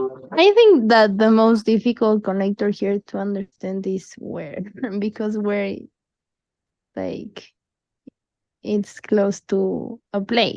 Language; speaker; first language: English; non-native, learner; Spanish